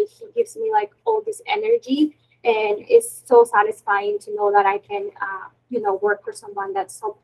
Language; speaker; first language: English; non-native, fluent; Spanish